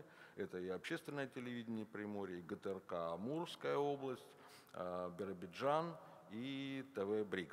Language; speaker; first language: Russian; native; Russian